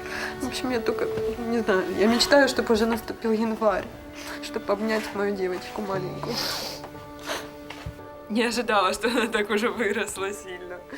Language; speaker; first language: Russian; native; Russian